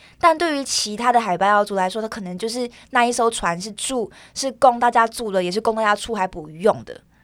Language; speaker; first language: Chinese; native; Chinese